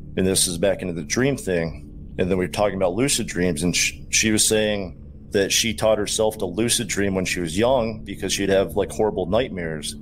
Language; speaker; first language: English; native; English